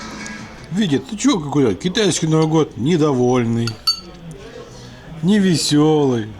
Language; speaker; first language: Russian; native; Russian